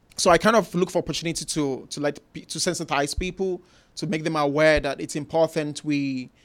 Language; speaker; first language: English; non-native, local second language; Igbo